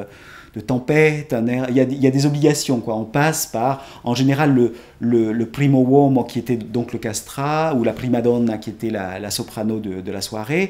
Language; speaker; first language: French; native; French